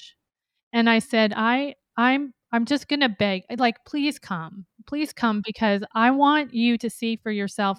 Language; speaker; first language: English; native; English